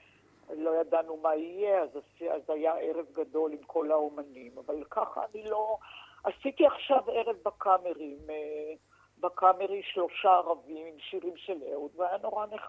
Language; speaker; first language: Hebrew; native; Hebrew